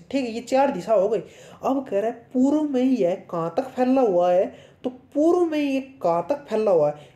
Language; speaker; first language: Hindi; native; Hindi